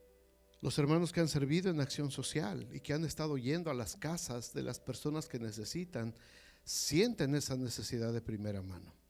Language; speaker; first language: Spanish; native; Spanish